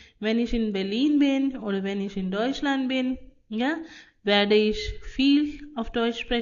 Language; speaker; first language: German; non-native, fluent; Hindi